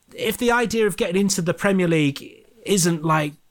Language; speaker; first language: English; native; English